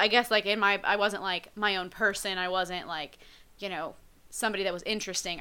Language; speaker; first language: English; native; English